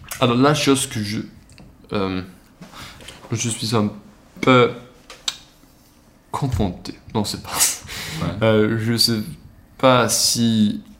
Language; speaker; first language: French; non-native, learner; Swedish